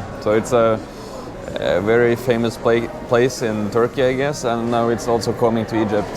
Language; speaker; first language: English; non-native, fluent; Norwegian